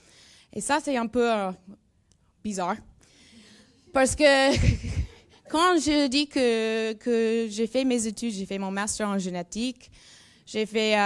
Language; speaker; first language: French; non-native, learner; English